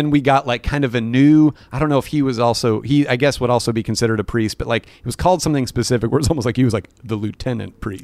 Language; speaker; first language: English; native; English